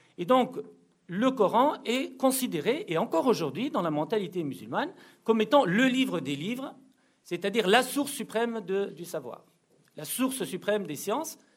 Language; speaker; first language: French; non-native, local second language; Arabic